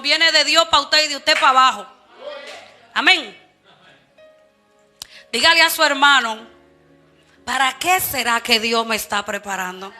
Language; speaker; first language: Spanish; native; Spanish